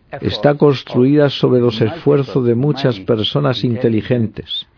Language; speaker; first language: Spanish; non-native, fluent; Arabic